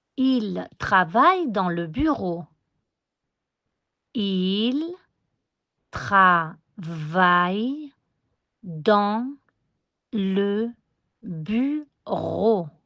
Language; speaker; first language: French; non-native, fluent; Spanish